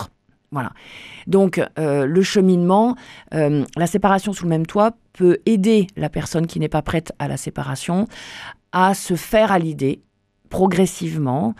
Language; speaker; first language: French; native; French